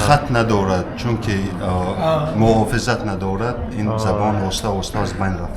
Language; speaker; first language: Persian; non-native, local second language; Shughni